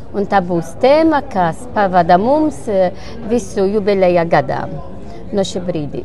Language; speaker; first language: Latvian; non-native, learner; Maltese